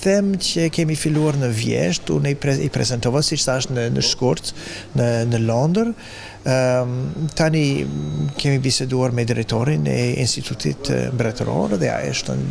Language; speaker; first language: Albanian; non-native, fluent; English